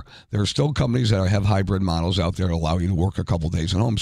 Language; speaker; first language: English; native; English